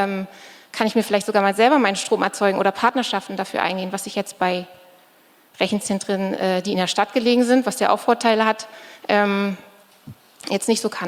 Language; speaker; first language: German; native; German